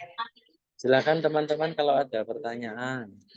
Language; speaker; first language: Indonesian; native; Indonesian